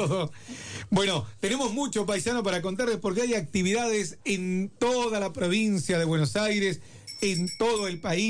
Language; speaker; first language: Spanish; native; Spanish